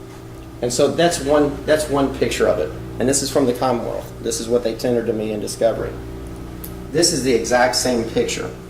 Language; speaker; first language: English; native; English